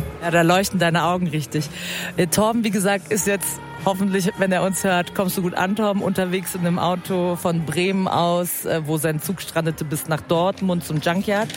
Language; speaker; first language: German; early bilingual, other home language; Persian